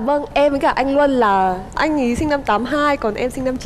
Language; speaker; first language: Vietnamese; native; Vietnamese